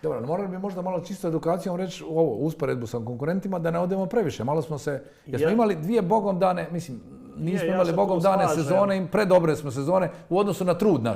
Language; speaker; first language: Croatian; native; Croatian